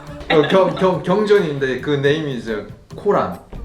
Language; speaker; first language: Korean; native; Korean